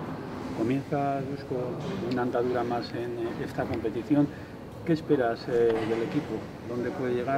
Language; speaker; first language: Spanish; native; Spanish